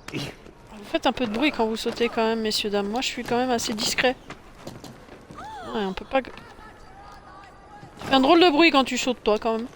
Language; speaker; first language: French; native; French